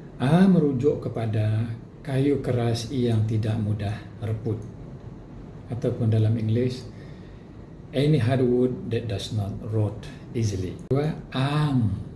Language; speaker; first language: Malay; non-native, local second language; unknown